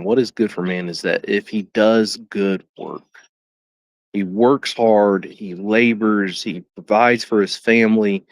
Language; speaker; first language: English; native; English